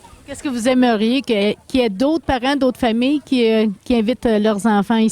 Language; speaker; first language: French; native; French